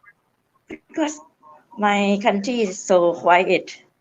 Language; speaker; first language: English; non-native, learner; Thai